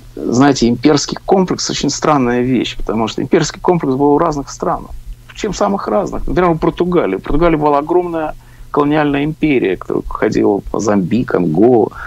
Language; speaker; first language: Russian; native; Russian